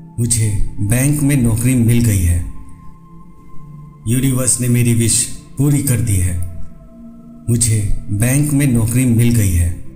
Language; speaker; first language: Hindi; native; Hindi